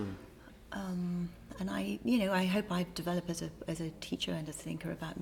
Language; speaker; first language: English; native; English